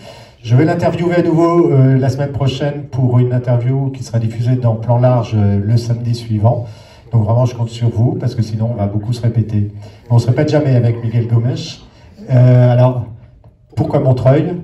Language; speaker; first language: French; native; French